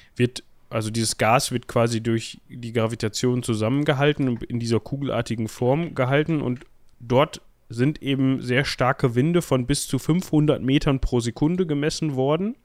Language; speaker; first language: German; native; German